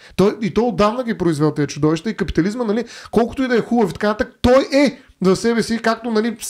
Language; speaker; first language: Bulgarian; native; Bulgarian